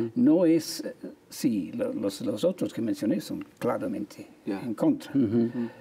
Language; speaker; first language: Spanish; non-native, fluent; English